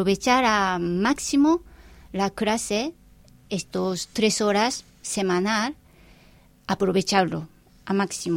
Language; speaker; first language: Spanish; non-native, fluent; Japanese